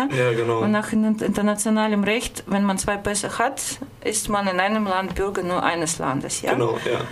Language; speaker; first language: German; non-native, fluent; Russian